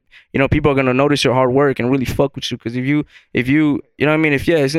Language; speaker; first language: English; native; English